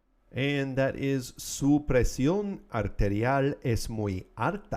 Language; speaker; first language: Spanish; non-native, fluent; English